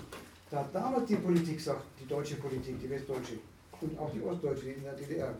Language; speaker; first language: German; native; German